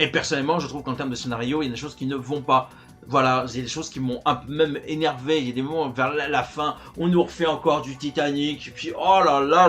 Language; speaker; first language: French; native; French